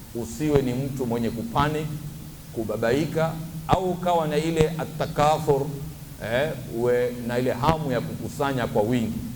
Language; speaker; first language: Swahili; native; Swahili